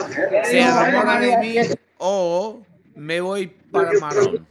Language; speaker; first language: Spanish; non-native, learner; English